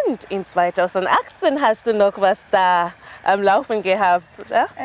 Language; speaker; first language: German; non-native, fluent; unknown